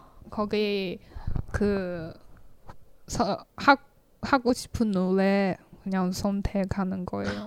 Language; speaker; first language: Korean; non-native, learner; Chinese